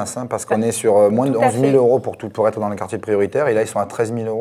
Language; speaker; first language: French; native; French